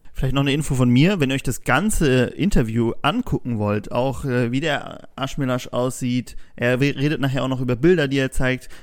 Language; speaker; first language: German; native; German